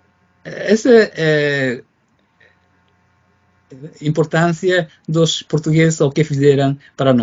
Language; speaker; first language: Portuguese; non-native, fluent; Japanese